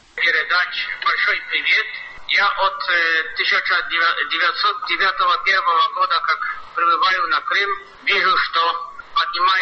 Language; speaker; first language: Russian; non-native, fluent; Polish